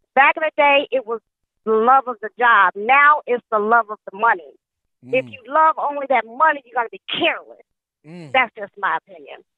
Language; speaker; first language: English; native; English